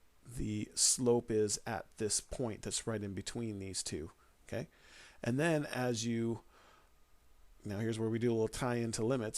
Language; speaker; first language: English; native; English